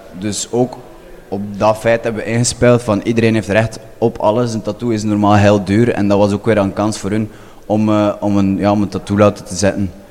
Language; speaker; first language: Dutch; native; Dutch